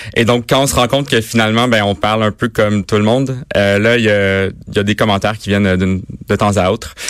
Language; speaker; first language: French; native; French